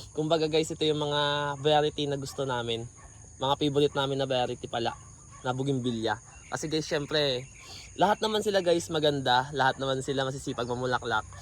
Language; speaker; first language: Filipino; native; Filipino